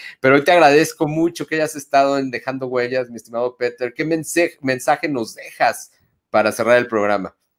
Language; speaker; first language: Spanish; native; Spanish